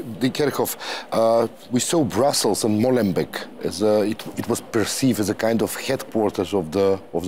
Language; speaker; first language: English; non-native, fluent; Macedonian